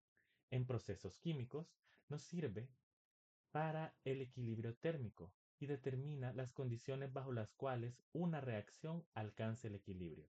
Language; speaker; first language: Spanish; native; Spanish